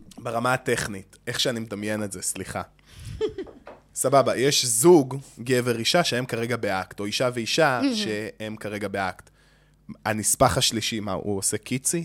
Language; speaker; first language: Hebrew; native; Hebrew